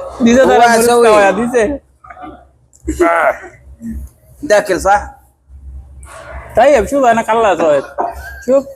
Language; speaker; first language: Arabic; non-native, learner; Bangla